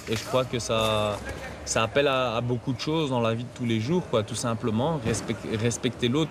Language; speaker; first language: French; early bilingual, other home language; Lingala